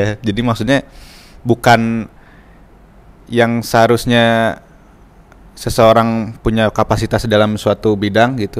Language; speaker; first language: Indonesian; native; Indonesian